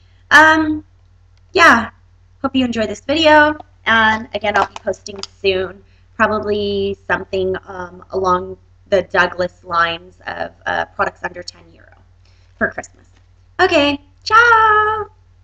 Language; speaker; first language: English; native; English